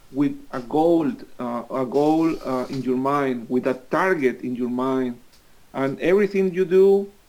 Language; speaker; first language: English; non-native, fluent; Spanish